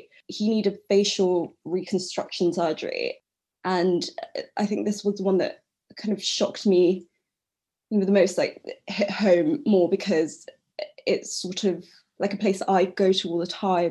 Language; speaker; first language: English; native; English